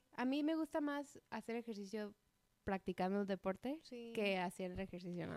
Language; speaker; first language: Spanish; native; Spanish